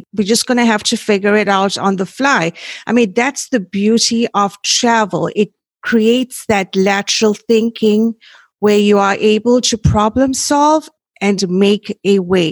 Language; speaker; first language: English; native; English